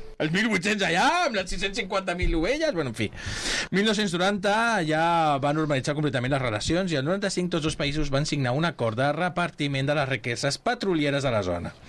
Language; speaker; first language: Catalan; native; Catalan